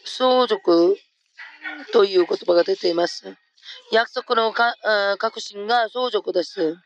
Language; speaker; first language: Japanese; non-native, fluent; Korean